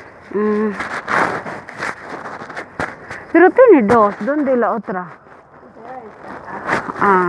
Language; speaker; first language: Spanish; non-native, learner; Filipino